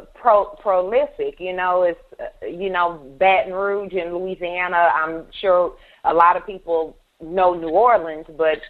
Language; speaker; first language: English; native; English